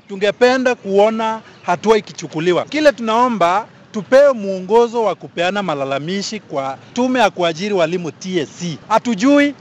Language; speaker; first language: Swahili; non-native, local second language; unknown